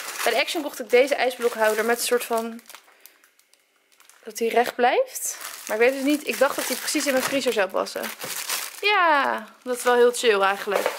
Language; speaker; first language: Dutch; native; Dutch